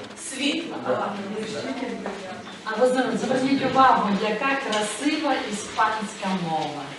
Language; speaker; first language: Ukrainian; native; Ukrainian